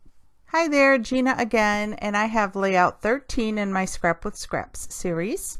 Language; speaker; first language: English; native; English